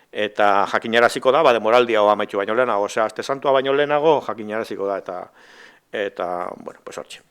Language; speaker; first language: Basque; native; Basque